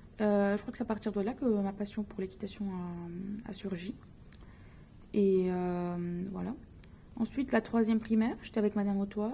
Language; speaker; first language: French; early bilingual, other home language; Spanish